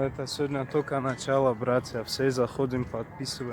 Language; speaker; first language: Russian; non-native, local second language; Tajik